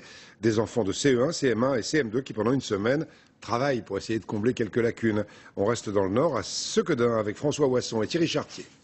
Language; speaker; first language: French; native; French